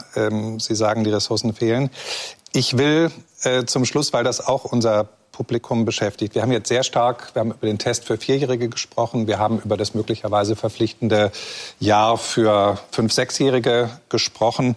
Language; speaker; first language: German; native; German